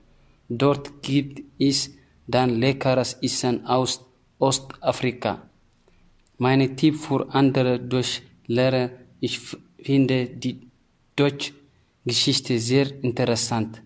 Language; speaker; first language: German; non-native, learner; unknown